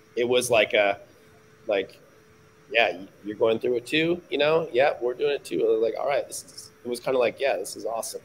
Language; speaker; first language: English; native; English